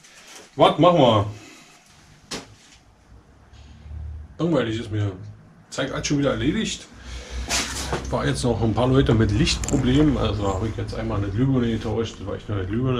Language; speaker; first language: German; native; German